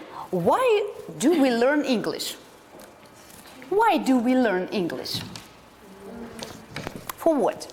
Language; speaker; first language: English; non-native, fluent; Russian